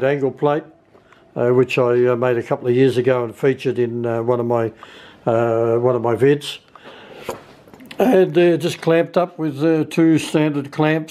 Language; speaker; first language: English; native; English